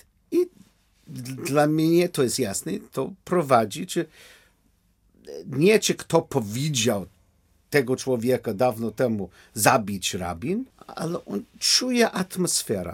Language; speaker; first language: Polish; non-native, learner; English